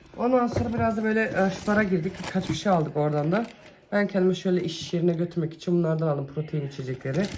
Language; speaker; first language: Turkish; early bilingual, heritage; Turkish